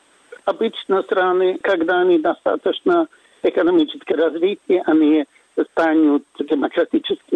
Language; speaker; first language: Russian; non-native, fluent; Swedish